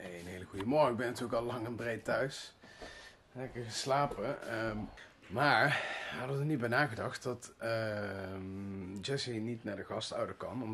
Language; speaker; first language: Dutch; native; Dutch